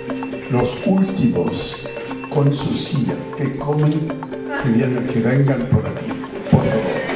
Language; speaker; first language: Spanish; non-native, fluent; French